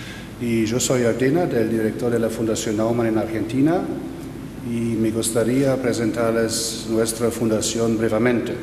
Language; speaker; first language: Spanish; non-native, fluent; German